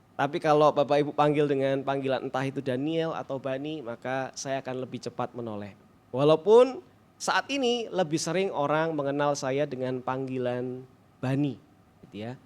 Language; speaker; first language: Indonesian; native; Indonesian